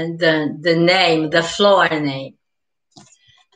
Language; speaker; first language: English; non-native, learner; Japanese